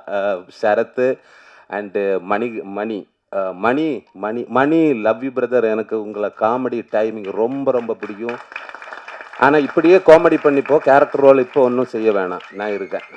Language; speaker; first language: Tamil; non-native, learner; Malayalam